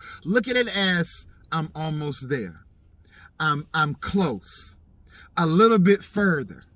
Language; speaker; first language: English; native; English